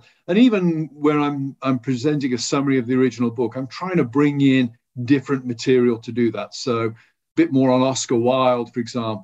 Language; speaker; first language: English; native; English